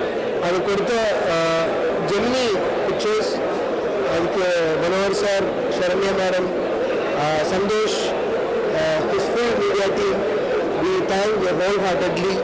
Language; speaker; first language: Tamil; non-native, learner; Malayalam